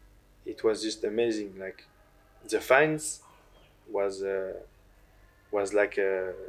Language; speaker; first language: English; non-native, learner; French